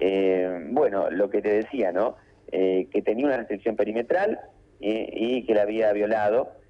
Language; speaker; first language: Spanish; native; Spanish